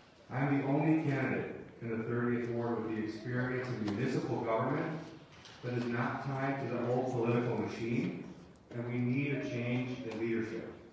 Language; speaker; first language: English; early bilingual, other home language; Spanish